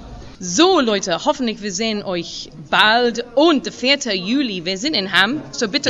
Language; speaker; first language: German; non-native, fluent; English